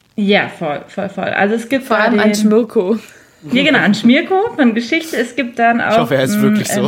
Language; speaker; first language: German; native; German